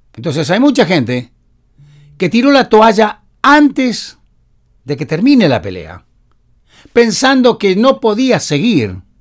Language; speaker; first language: Spanish; native; Spanish